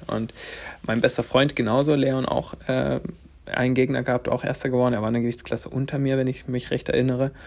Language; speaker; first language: German; native; German